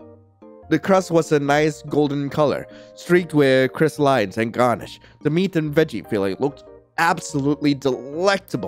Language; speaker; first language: English; native; English